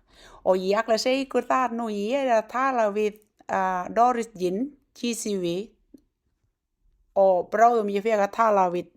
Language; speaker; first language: Icelandic; non-native, learner; Thai